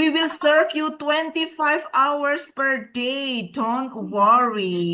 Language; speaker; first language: English; non-native, fluent; Indonesian